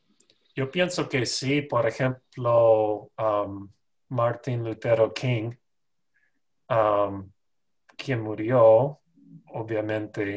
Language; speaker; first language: Spanish; non-native, fluent; English